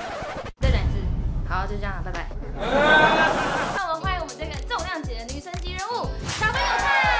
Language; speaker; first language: Chinese; native; Chinese